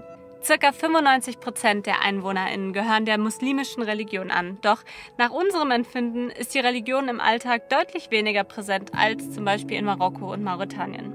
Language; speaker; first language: German; native; German